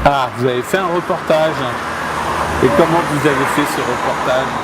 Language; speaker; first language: French; native; French